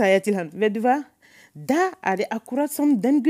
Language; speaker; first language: Norwegian; non-native, fluent; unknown